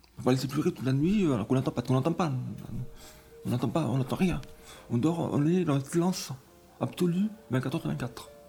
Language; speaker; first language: French; native; French